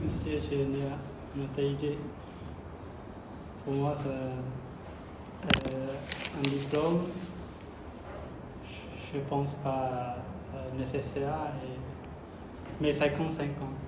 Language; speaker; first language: French; non-native, learner; Khmer